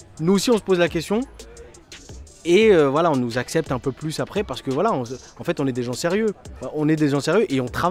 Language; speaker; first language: French; native; French